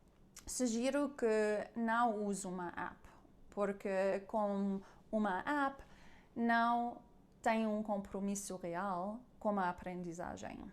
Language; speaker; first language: Portuguese; non-native, learner; German